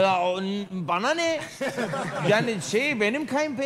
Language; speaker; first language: Turkish; non-native, fluent; Spanish